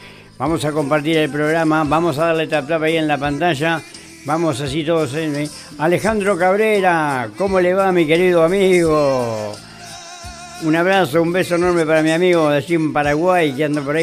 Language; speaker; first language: Spanish; native; Spanish